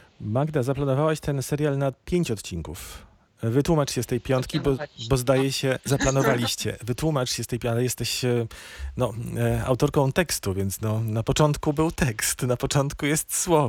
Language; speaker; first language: Polish; native; Polish